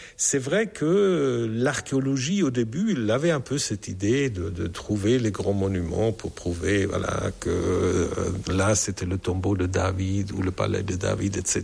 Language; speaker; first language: French; non-native, fluent; German